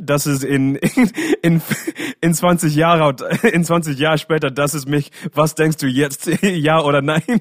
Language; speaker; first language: German; non-native, learner; English